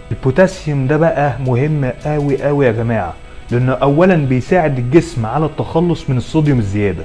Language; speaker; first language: Arabic; native; Arabic